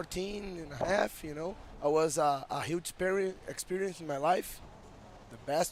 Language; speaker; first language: English; non-native, fluent; Portuguese